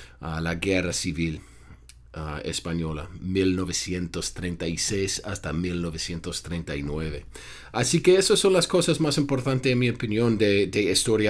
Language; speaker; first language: Spanish; non-native, fluent; English